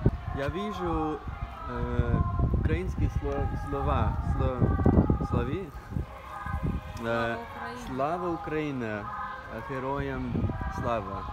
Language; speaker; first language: Russian; non-native, learner; Norwegian